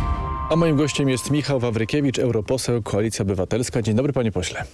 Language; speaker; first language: Polish; native; Polish